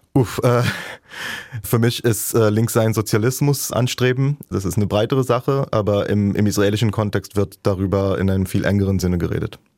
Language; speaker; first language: German; non-native, fluent; Hebrew